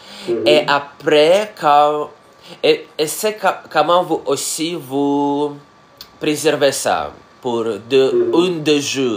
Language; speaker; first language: French; non-native, learner; Russian